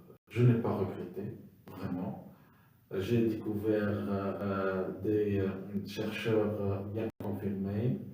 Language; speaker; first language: French; non-native, local second language; Arabic